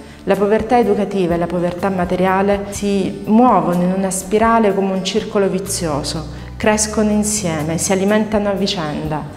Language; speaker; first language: Italian; native; Italian